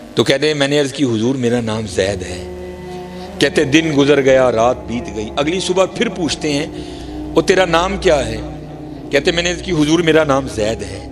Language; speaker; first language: Urdu; non-native, local second language; Punjabi